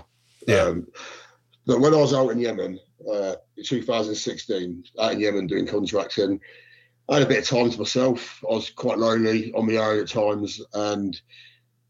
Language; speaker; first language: English; native; English